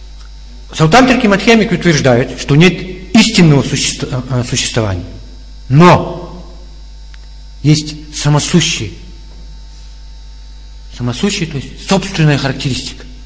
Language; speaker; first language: Russian; native; Russian